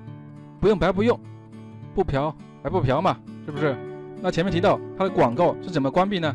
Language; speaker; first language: Chinese; native; Chinese